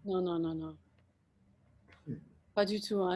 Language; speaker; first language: French; non-native, fluent; English